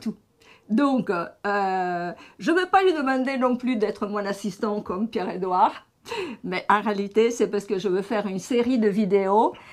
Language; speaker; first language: French; non-native, fluent; Italian